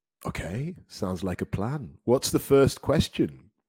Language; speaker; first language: English; native; English